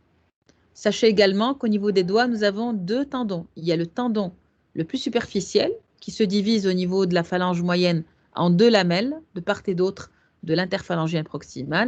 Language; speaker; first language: French; non-native, local second language; Arabic